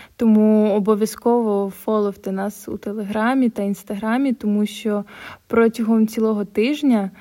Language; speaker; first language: Ukrainian; non-native, local second language; Russian